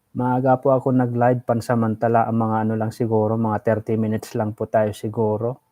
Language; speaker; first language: Filipino; non-native, local second language; Iloko